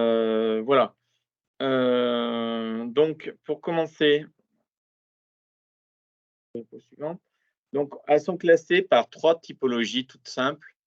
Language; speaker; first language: French; native; French